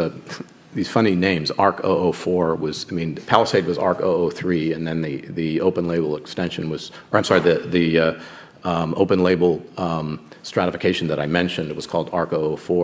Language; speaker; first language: English; native; English